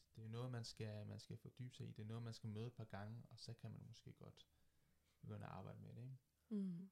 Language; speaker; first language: Danish; early bilingual, other home language; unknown